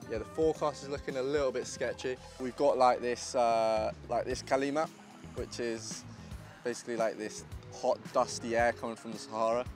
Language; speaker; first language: English; native; English